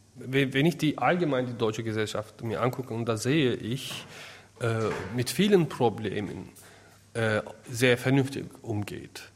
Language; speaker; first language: German; non-native, fluent; Turkish